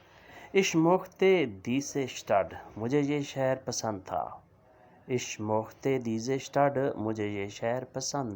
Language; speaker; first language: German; non-native, fluent; Urdu